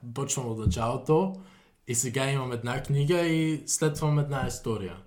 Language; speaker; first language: Bulgarian; non-native, fluent; Dutch